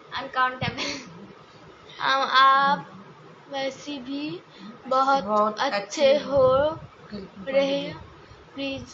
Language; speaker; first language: Hindi; non-native, local second language; Bangla